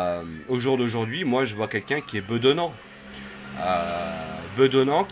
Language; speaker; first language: French; native; French